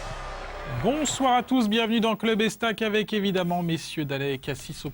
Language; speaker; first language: French; native; French